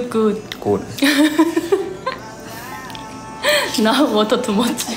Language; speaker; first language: English; non-native, learner; Thai